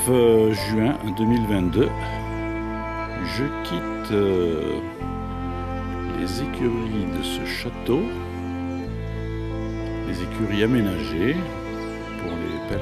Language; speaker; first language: French; native; French